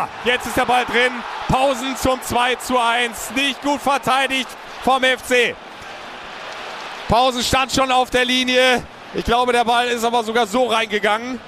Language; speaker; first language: German; native; German